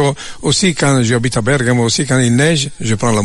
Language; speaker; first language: French; non-native, learner; Italian